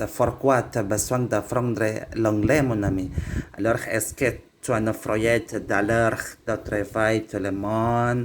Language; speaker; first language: French; non-native, learner; Indonesian